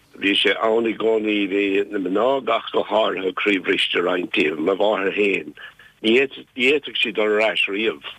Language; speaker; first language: Irish; native; Irish